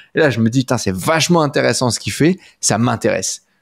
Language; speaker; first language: French; native; French